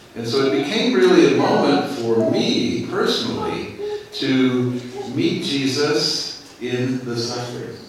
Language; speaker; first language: English; native; English